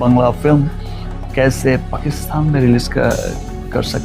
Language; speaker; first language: Hindi; non-native, fluent; Bangla